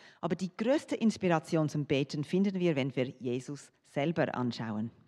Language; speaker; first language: German; non-native, fluent; English